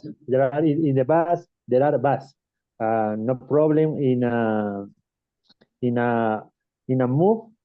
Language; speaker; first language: English; non-native, learner; Spanish